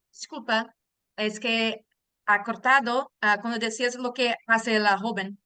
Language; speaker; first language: Spanish; non-native, fluent; Portuguese